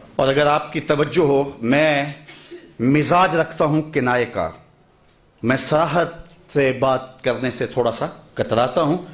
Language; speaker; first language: Urdu; non-native, local second language; Punjabi